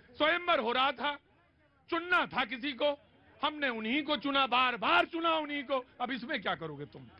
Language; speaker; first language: Hindi; native; Hindi